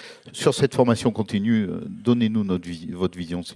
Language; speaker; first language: French; native; French